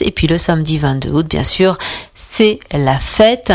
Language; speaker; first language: French; native; French